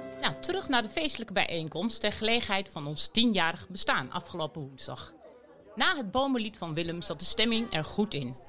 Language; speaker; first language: Dutch; native; Dutch